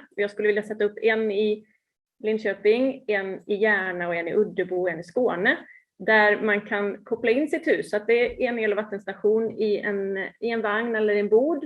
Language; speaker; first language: Swedish; native; Swedish